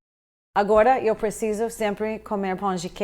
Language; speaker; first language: Portuguese; non-native, fluent; English